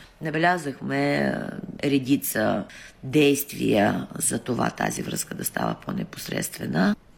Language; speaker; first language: Bulgarian; early bilingual, heritage; Bulgarian